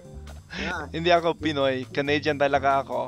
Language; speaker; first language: Filipino; non-native, fluent; English